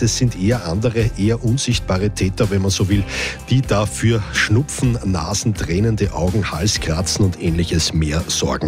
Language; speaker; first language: German; native; German